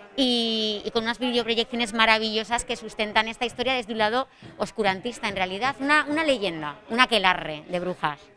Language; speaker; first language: Spanish; native; Spanish